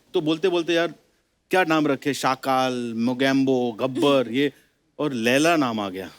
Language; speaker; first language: Hindi; native; Hindi